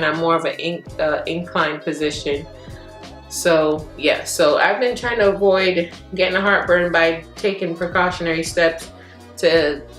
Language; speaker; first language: English; native; English